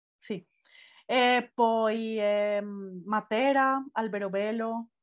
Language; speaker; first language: Italian; non-native, fluent; Spanish